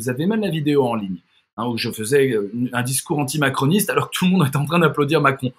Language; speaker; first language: French; native; French